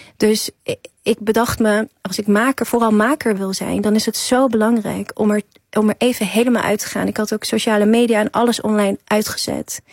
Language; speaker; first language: Dutch; early bilingual, other home language; Persian